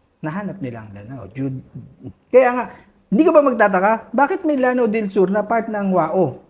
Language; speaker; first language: Filipino; non-native, local second language; Maguindanaon